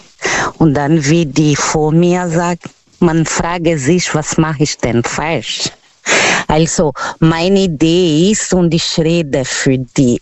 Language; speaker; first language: German; non-native, fluent; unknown